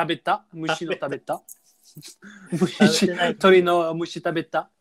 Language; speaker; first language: Japanese; non-native, learner; English